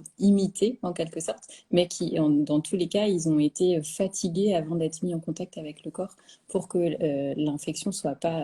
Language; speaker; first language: French; native; French